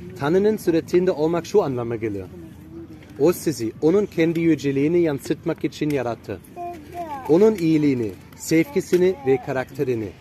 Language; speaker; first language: Turkish; non-native, fluent; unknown